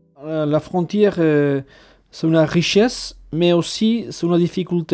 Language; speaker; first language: French; non-native, fluent; Basque